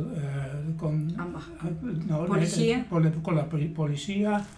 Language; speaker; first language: Spanish; non-native, learner; Dutch